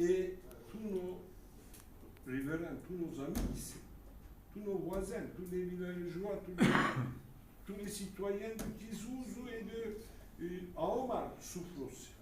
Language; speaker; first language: French; non-native, fluent; Turkish